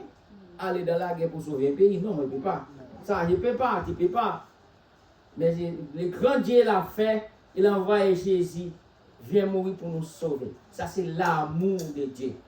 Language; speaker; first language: French; non-native, local second language; Haitian Creole